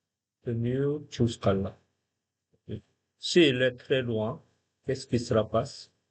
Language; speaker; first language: French; non-native, fluent; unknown